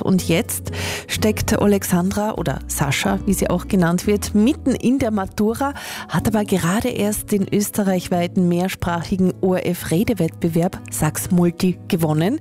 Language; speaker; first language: German; native; German